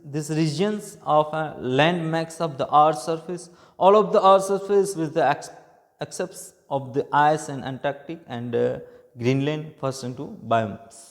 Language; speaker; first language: English; non-native, local second language; Gujarati